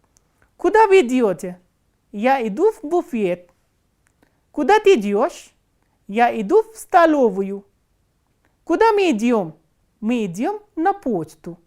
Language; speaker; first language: Russian; non-native, fluent; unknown